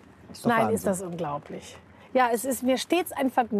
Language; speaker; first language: German; native; German